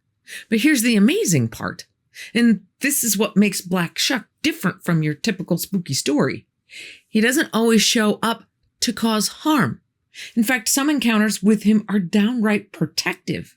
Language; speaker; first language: English; native; English